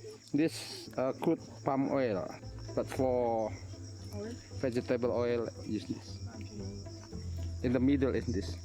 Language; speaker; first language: English; non-native, learner; Indonesian